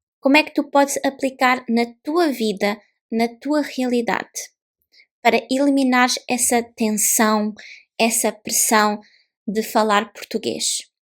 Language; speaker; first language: Portuguese; native; Portuguese